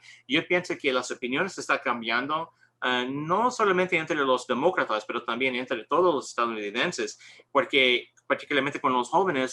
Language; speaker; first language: Spanish; non-native, learner; English